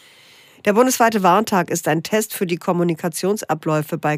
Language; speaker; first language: German; native; German